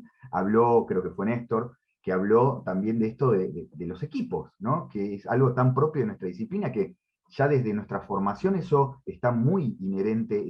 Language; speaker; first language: Spanish; native; Spanish